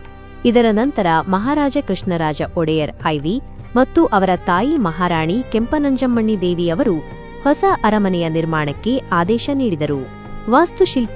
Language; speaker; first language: Kannada; native; Kannada